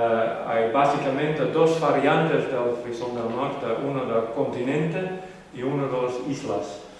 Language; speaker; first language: Spanish; non-native, learner; Western Frisian